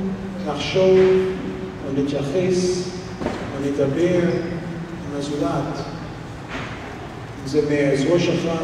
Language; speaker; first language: Hebrew; non-native, fluent; English